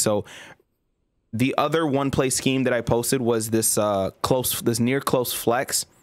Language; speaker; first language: English; native; English